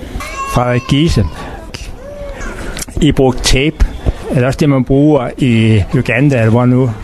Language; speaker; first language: Danish; native; Danish